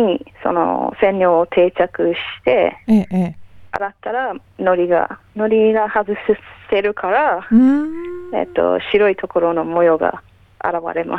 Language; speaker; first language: Japanese; non-native, fluent; English